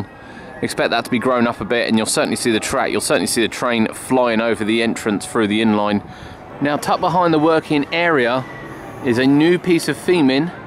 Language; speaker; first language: English; native; English